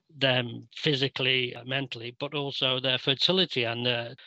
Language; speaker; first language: English; native; English